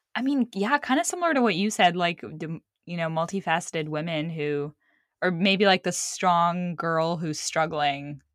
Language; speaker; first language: English; early bilingual, other home language; Arabic